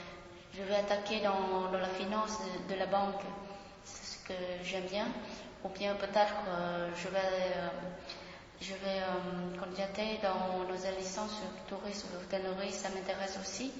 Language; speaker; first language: French; non-native, fluent; Vietnamese